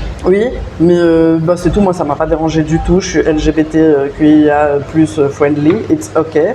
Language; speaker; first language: French; native; French